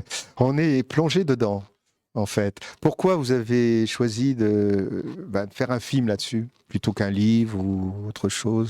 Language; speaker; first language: French; native; French